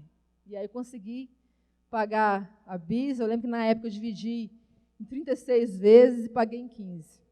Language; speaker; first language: Portuguese; native; Portuguese